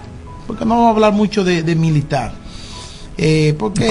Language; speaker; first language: Spanish; native; Spanish